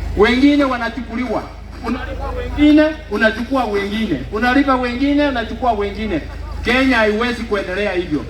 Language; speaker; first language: Swahili; non-native, local second language; Gusii